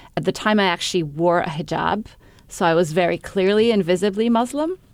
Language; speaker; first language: English; non-native, fluent; Arabic